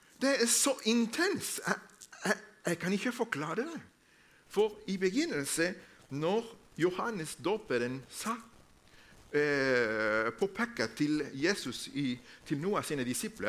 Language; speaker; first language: Norwegian; non-native, fluent; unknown